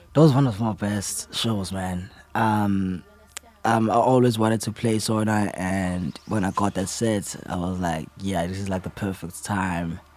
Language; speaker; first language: English; non-native, local second language; Zulu